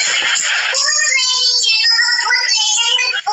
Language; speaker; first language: Chinese; non-native, learner; Indonesian